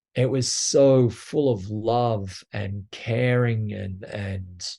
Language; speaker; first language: English; native; English